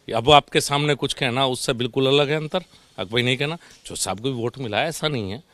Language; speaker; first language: Hindi; native; Hindi